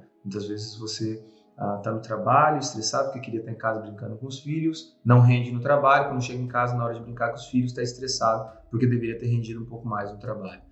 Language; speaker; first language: Portuguese; native; Portuguese